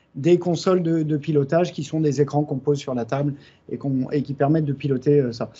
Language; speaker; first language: French; native; French